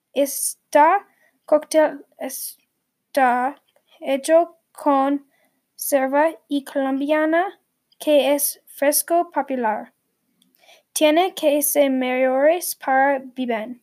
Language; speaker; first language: Spanish; non-native, learner; English